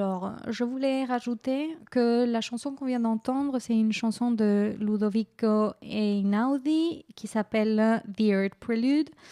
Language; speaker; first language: French; native; French